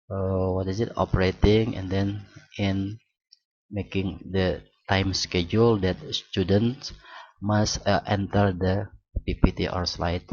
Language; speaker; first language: English; non-native, learner; Indonesian